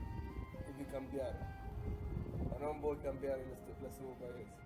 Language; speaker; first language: Italian; non-native, fluent; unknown